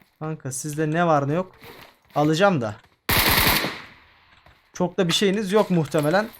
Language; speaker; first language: Turkish; native; Turkish